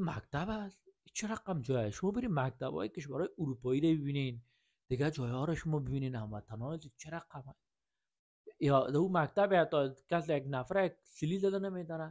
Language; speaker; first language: Persian; native; Persian